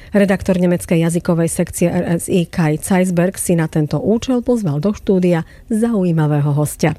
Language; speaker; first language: Slovak; native; Slovak